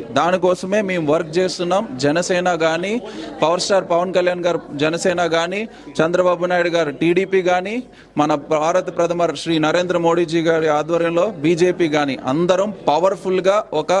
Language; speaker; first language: Telugu; native; Telugu